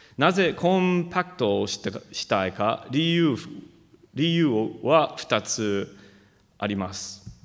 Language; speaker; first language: Japanese; non-native, fluent; English